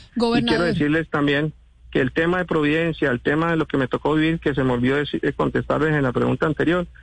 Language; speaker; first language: Spanish; non-native, local second language; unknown